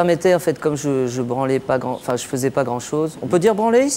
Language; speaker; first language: French; native; French